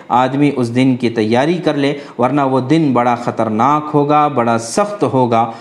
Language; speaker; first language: Urdu; native; Urdu